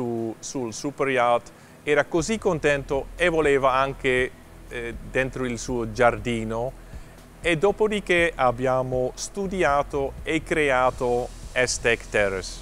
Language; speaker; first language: Italian; non-native, fluent; Dutch